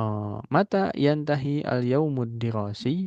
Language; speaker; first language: Arabic; non-native, fluent; Indonesian